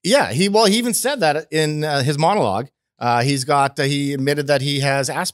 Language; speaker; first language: English; native; English